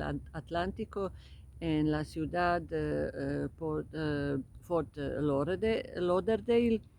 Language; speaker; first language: Spanish; non-native, fluent; Croatian